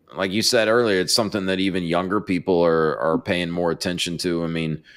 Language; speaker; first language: English; native; English